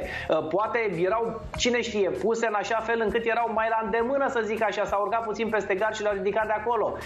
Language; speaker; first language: Romanian; native; Romanian